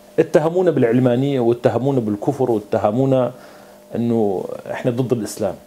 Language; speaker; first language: Arabic; non-native, local second language; Kurdish